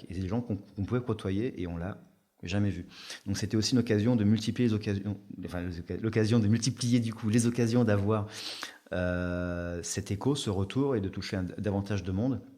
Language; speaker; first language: French; native; French